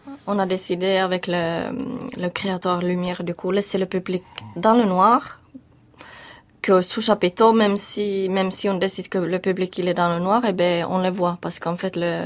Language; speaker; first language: French; non-native, fluent; Finnish